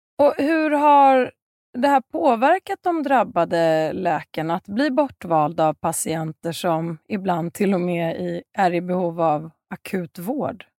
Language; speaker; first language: Swedish; native; Swedish